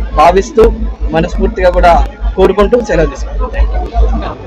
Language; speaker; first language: Telugu; native; Telugu